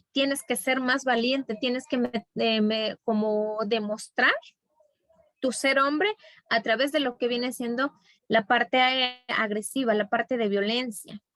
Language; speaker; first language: Spanish; native; Spanish